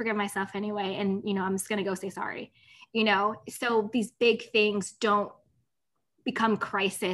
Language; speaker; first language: English; native; English